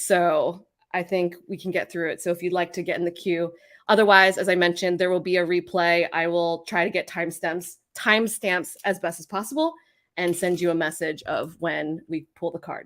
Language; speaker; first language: English; native; English